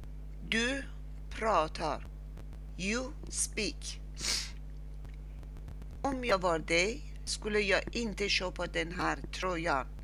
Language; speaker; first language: Swedish; non-native, learner; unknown